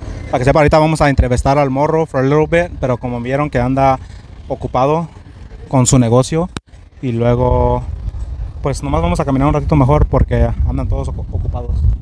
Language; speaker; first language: Spanish; early bilingual, heritage; Spanish